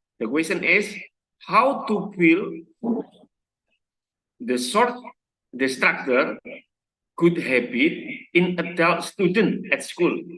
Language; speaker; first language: English; non-native, learner; Indonesian